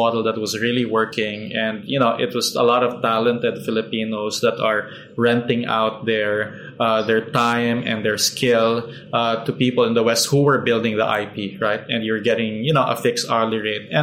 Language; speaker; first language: English; non-native, local second language; Filipino